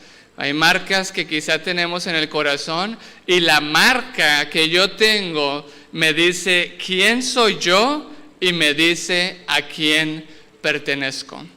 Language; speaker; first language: Spanish; native; Spanish